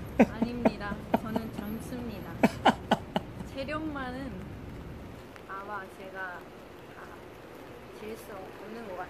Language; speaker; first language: Korean; non-native, fluent; Japanese